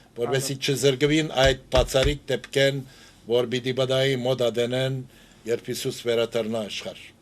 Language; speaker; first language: Armenian; early bilingual, heritage; Armenian